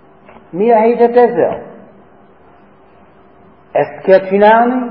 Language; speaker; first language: Hungarian; non-native, fluent; English